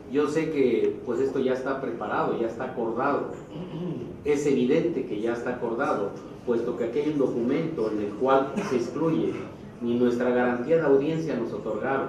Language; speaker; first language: Spanish; native; Spanish